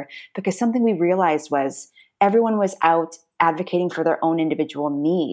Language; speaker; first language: English; native; English